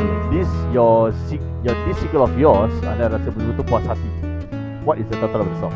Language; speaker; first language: English; non-native, local second language; Malay